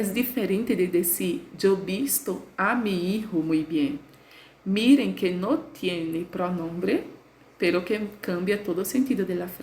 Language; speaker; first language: Spanish; non-native, learner; Portuguese